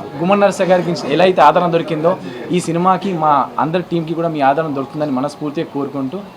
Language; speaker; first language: Telugu; native; Telugu